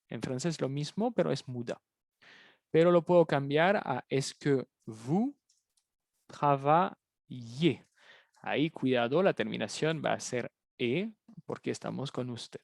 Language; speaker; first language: Spanish; native; Spanish